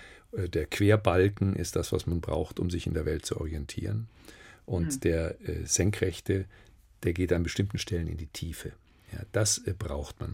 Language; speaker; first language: German; native; German